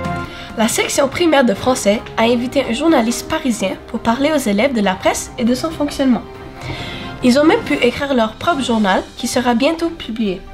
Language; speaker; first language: French; non-native, learner; English